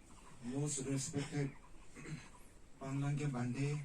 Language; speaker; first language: Hindi; non-native, local second language; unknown